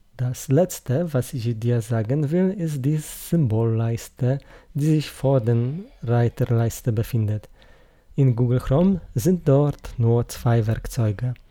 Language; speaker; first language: German; non-native, learner; Polish